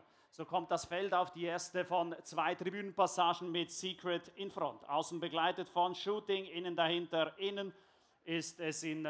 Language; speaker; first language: German; native; German